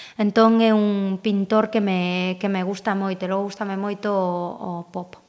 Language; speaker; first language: Galician; native; Galician